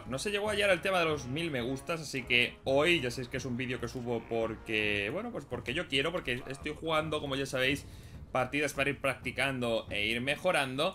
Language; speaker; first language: Spanish; native; Spanish